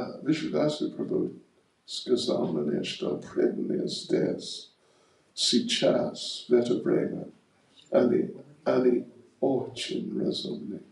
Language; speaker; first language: Russian; non-native, learner; English